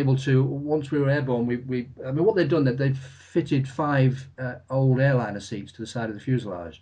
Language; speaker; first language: English; native; English